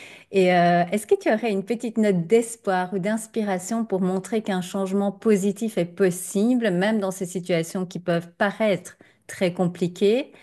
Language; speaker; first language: French; native; French